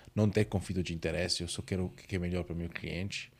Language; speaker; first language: Portuguese; non-native, fluent; Italian